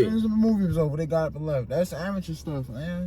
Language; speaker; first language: English; native; English